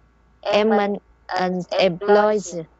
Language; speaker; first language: English; non-native, learner; Vietnamese